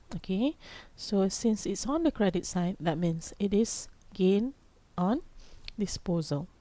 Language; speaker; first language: English; non-native, local second language; Malay